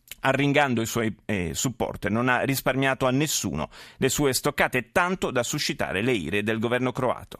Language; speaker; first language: Italian; native; Italian